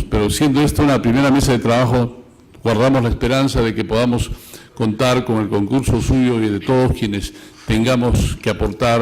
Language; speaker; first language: Spanish; native; Spanish